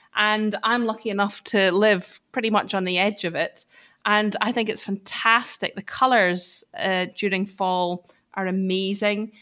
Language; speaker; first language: English; native; English